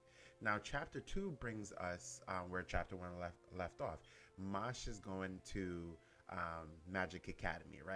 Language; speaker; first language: English; native; English